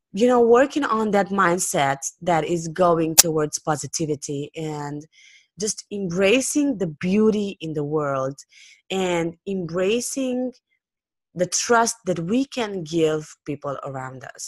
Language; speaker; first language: English; non-native, fluent; Romanian